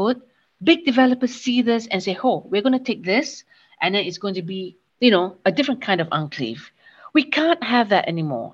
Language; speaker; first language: English; non-native, local second language; Malay